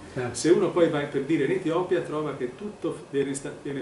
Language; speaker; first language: Italian; native; Italian